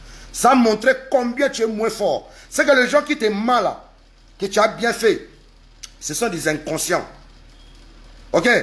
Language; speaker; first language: French; non-native, local second language; Lingala